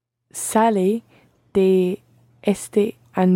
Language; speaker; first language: Spanish; non-native, learner; English